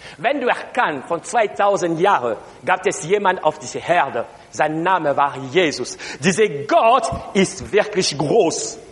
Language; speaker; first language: German; non-native, learner; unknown